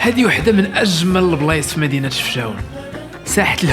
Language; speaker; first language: Arabic; native; Arabic